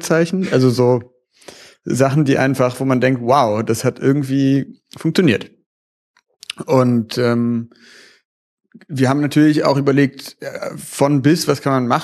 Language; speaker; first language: German; native; German